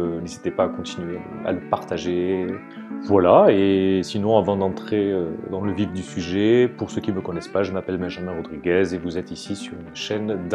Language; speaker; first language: French; native; French